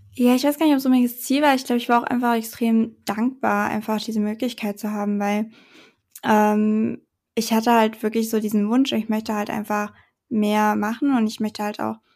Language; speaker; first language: German; native; German